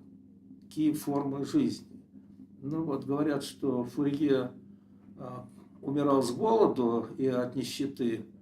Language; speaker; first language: Russian; native; Russian